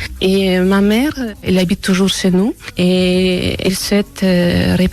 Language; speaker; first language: French; non-native, fluent; Ukrainian